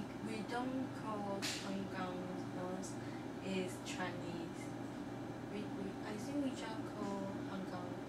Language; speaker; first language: English; non-native, learner; Chinese